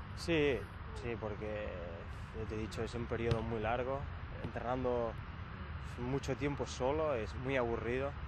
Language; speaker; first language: Spanish; native; Spanish